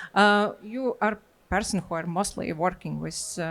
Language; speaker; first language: English; non-native, learner; Latvian